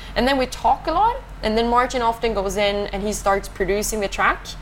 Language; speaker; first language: English; non-native, fluent; Norwegian